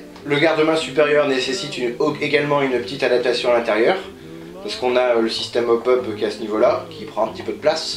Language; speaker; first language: French; native; French